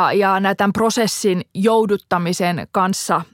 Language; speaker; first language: Finnish; native; Finnish